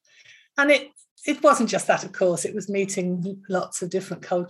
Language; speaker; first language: English; native; English